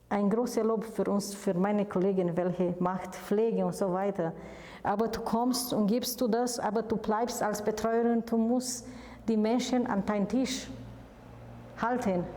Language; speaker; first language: German; non-native, fluent; Romanian